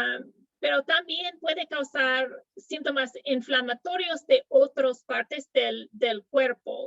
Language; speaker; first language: Spanish; non-native, fluent; English